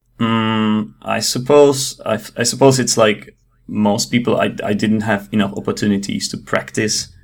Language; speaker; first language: English; non-native, fluent; Czech